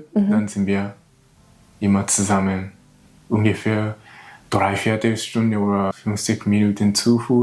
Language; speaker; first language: German; non-native, learner; Japanese